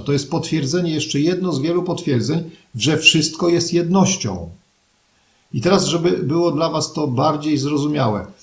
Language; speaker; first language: Polish; native; Polish